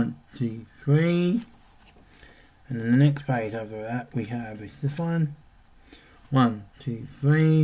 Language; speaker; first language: English; native; English